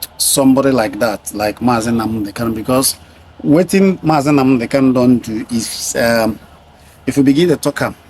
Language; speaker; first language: Nigerian Pidgin; non-native, local second language; Igbo